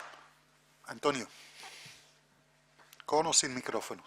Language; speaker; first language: Spanish; non-native, fluent; English